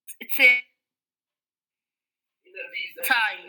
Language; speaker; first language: English; non-native, learner; Arabic